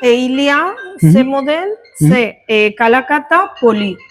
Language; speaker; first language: French; non-native, learner; Spanish